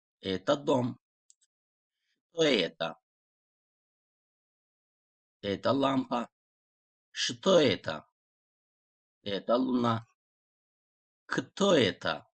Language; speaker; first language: Russian; non-native, fluent; Turkish